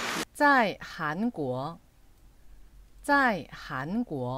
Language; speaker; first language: Chinese; non-native, fluent; Korean